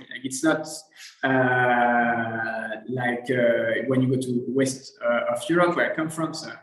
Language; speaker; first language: English; non-native, fluent; French